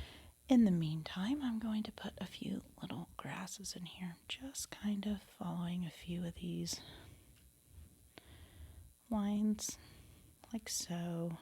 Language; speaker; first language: English; native; English